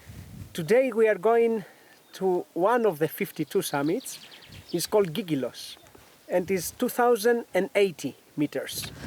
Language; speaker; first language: English; non-native, fluent; Greek